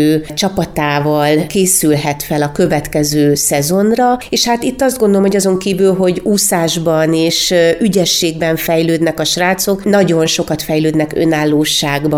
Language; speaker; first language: Hungarian; native; Hungarian